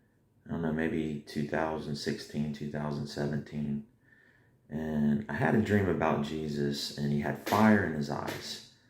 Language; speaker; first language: English; native; English